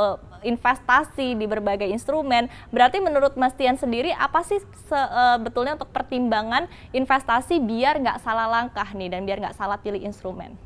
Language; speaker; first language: Indonesian; native; Indonesian